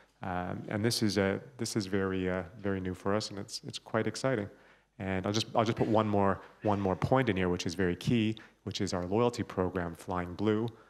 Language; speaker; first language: English; native; English